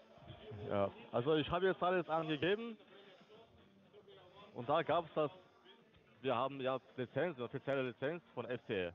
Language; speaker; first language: German; non-native, learner; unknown